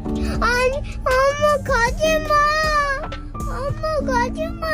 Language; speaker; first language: Korean; early bilingual, heritage; Korean